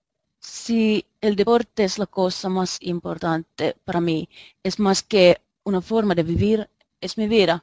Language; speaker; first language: Spanish; non-native, learner; Finnish